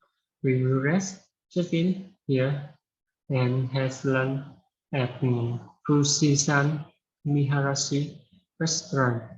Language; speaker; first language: English; non-native, learner; Vietnamese